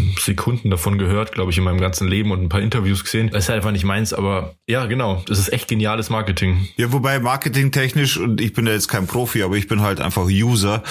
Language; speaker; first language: German; native; German